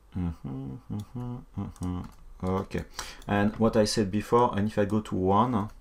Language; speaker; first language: English; non-native, fluent; French